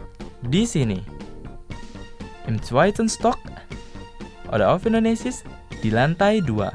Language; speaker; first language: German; non-native, fluent; Indonesian